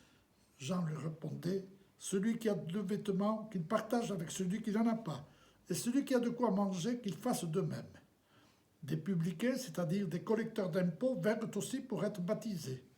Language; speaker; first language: French; native; French